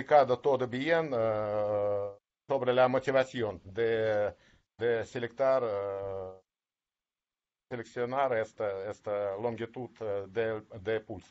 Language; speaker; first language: Spanish; non-native, learner; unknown